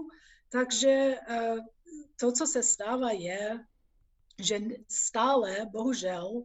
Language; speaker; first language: Czech; non-native, fluent; English